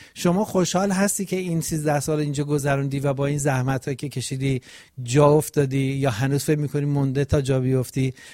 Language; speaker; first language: Persian; native; Persian